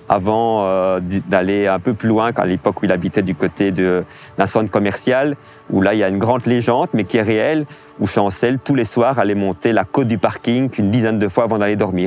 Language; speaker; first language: French; native; French